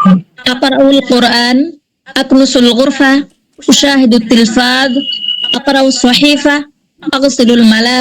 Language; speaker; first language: Arabic; non-native, learner; Bangla